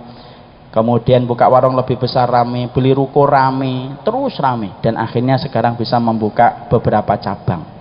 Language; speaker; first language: Indonesian; native; Indonesian